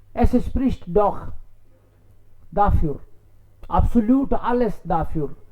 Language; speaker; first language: German; non-native, fluent; Hindi